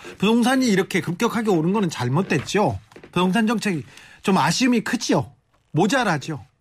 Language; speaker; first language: Korean; native; Korean